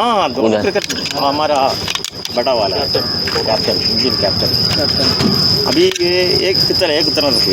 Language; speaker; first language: Hindi; non-native, learner; Tamil